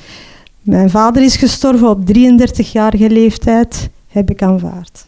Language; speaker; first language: Dutch; non-native, local second language; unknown